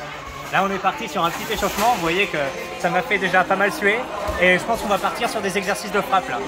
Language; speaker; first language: French; native; French